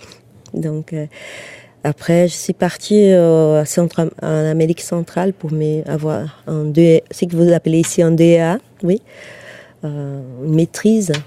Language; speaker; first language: French; non-native, fluent; Portuguese